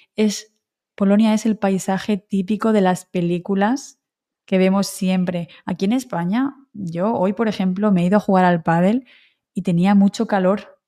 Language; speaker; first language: Spanish; native; Spanish